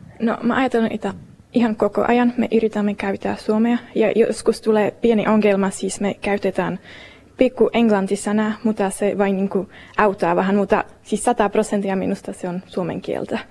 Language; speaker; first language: Finnish; non-native, learner; Romanian